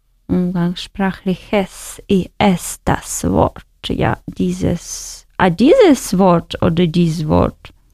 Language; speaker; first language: German; non-native, learner; Russian